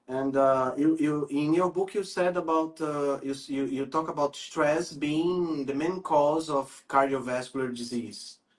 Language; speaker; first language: English; non-native, fluent; Portuguese